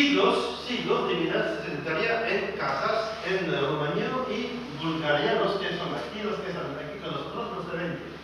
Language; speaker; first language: Spanish; non-native, fluent; French